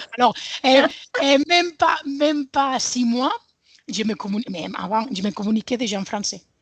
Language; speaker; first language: French; non-native, fluent; Spanish